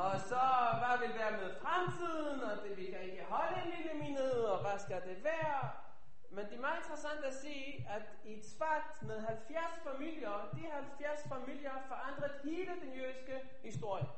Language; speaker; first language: Danish; non-native, fluent; Hebrew